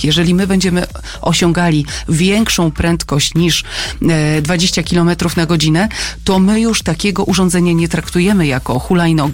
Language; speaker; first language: Polish; native; Polish